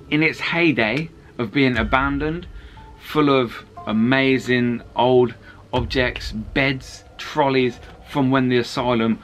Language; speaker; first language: English; native; English